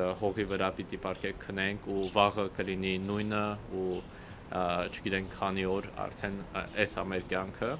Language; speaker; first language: Armenian; early bilingual, heritage; Russian